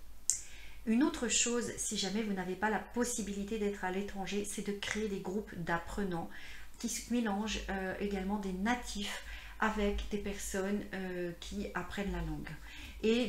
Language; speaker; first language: French; native; French